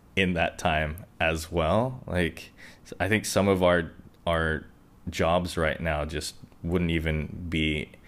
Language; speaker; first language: English; non-native, local second language; Japanese